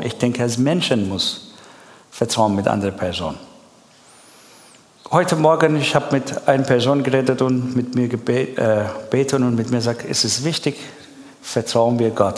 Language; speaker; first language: German; non-native, learner; Persian